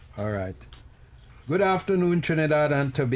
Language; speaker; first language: English; native; English